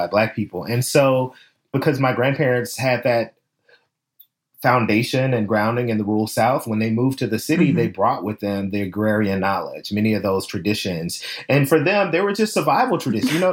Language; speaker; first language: English; native; English